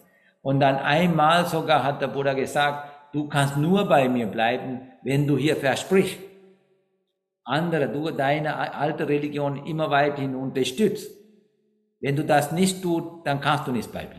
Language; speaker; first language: German; non-native, fluent; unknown